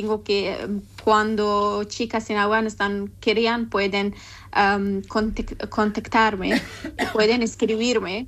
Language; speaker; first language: Spanish; non-native, learner; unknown